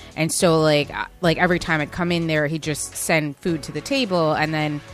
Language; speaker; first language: English; native; English